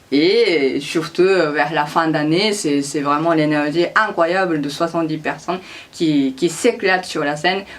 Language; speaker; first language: French; non-native, fluent; Japanese